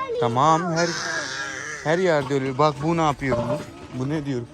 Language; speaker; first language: Turkish; non-native, learner; Punjabi